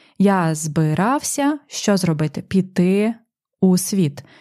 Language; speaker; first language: Ukrainian; native; Ukrainian